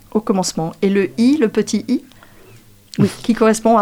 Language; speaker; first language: French; native; French